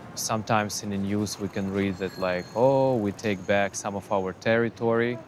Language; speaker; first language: English; non-native, fluent; Ukrainian